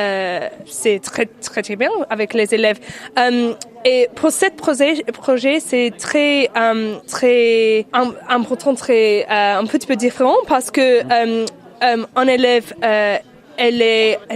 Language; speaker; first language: French; non-native, learner; English